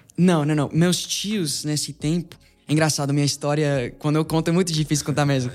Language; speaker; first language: Portuguese; non-native, fluent; English